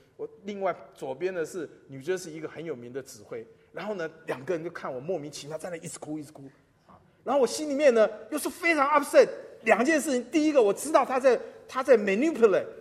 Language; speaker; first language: Chinese; non-native, local second language; Min Nan Chinese